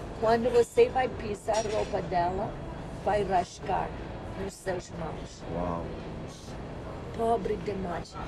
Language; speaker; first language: Portuguese; non-native, learner; English